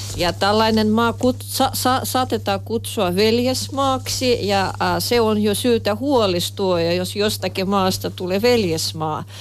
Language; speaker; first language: Finnish; non-native, fluent; Russian